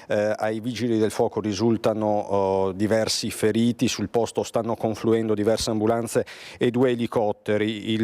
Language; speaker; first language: Italian; native; Italian